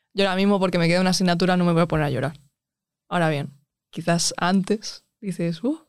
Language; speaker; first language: Spanish; native; Spanish